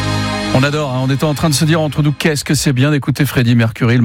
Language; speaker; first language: French; native; French